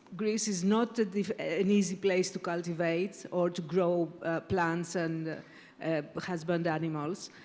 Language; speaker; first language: English; non-native, fluent; Greek